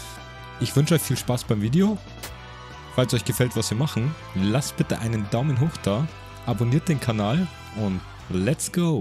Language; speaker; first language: German; native; German